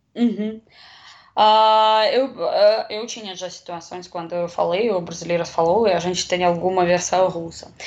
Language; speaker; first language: Portuguese; non-native, learner; Russian